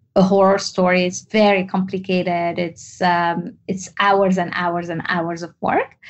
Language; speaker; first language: English; non-native, fluent; Arabic